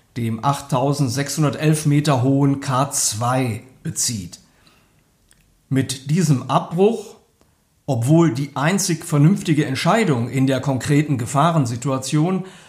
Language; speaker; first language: German; native; German